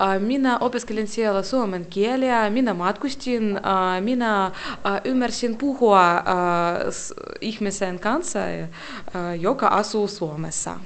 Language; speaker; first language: Finnish; non-native, learner; Russian